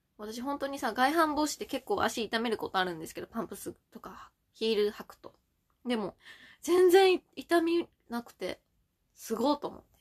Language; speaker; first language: Japanese; native; Japanese